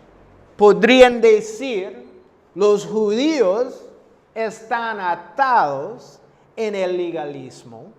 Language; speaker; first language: Spanish; non-native, fluent; English